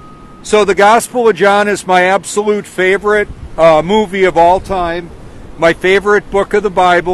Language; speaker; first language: English; native; English